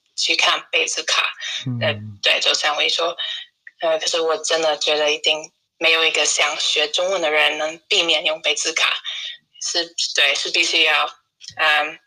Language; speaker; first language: Chinese; non-native, fluent; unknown